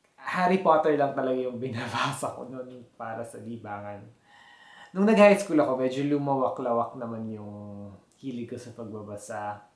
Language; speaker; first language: Filipino; native; Filipino